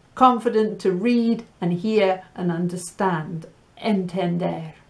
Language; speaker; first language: English; native; English